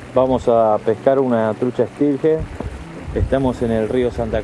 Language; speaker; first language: Spanish; native; Spanish